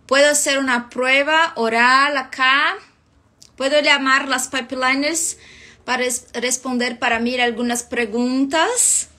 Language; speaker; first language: Spanish; non-native, fluent; Portuguese